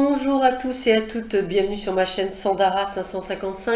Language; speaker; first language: French; native; French